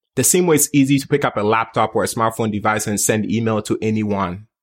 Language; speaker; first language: English; non-native, local second language; Akan